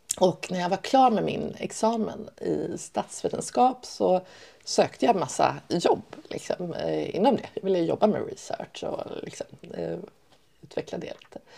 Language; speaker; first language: Swedish; early bilingual, other home language; Persian